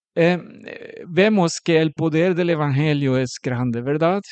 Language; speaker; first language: Spanish; non-native, fluent; Swedish